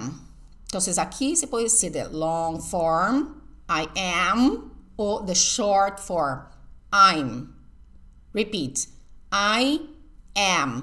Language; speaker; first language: Spanish; non-native, fluent; Portuguese